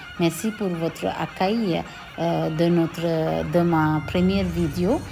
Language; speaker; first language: French; non-native, local second language; Tamil